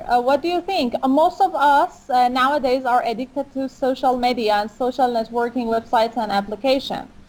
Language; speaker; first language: English; non-native, fluent; Persian